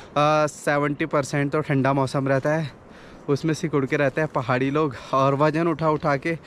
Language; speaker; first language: Hindi; native; Hindi